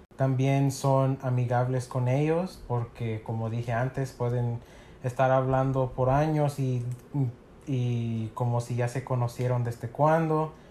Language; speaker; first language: Spanish; early bilingual, heritage; Spanish